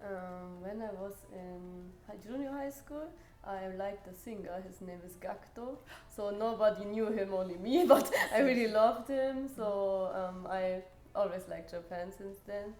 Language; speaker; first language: English; non-native, fluent; German